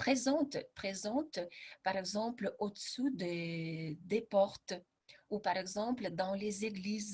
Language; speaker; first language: French; non-native, fluent; Lithuanian